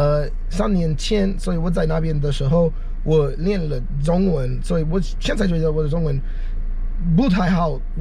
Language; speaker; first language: Chinese; non-native, learner; English